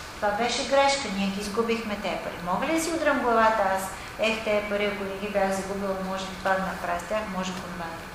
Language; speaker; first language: Bulgarian; native; Bulgarian